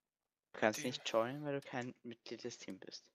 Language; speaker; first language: German; native; German